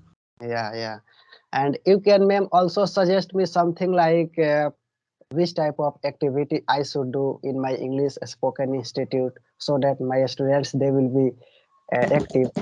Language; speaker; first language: English; non-native, learner; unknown